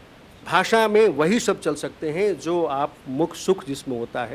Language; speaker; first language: Hindi; native; Hindi